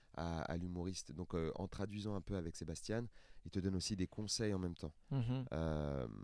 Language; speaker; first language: French; native; French